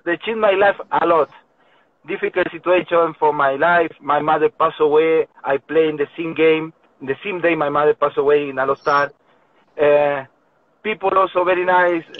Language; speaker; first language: English; non-native, learner; Spanish